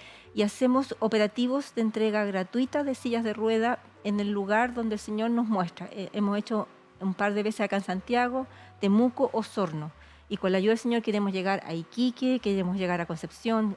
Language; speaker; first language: Spanish; native; Spanish